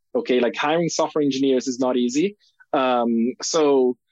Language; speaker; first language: English; non-native, fluent; Portuguese